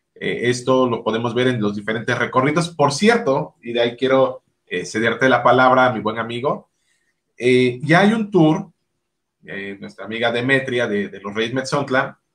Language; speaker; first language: Spanish; native; Spanish